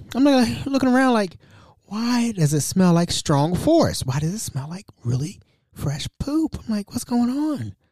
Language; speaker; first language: English; native; English